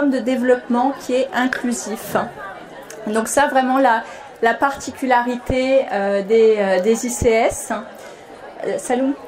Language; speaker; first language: French; non-native, local second language; Wolof